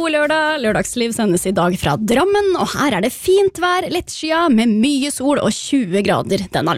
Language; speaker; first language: Norwegian; native; Norwegian